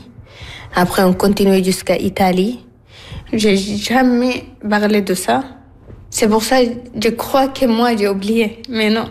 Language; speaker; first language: French; non-native, learner; Arabic